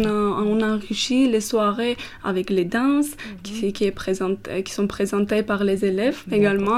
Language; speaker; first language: French; non-native, fluent; Armenian